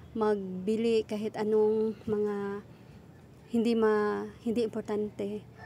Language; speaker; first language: Filipino; non-native, local second language; Cebuano